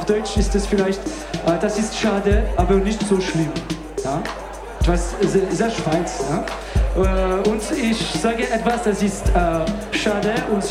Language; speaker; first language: German; non-native, local second language; French